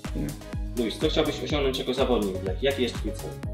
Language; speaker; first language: Polish; native; Polish